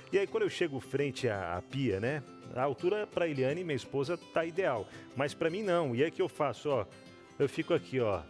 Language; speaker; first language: Portuguese; native; Portuguese